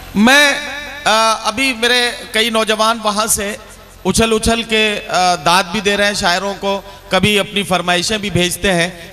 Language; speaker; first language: Hindi; native; Hindi